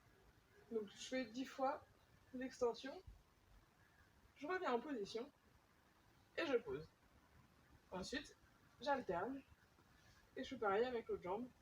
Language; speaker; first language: French; native; French